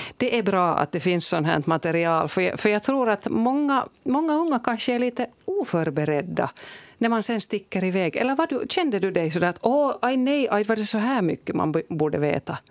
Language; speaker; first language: Swedish; native; Swedish